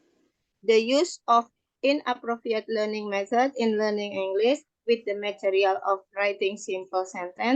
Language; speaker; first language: English; non-native, learner; Indonesian